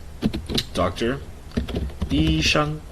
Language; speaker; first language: Chinese; non-native, learner; English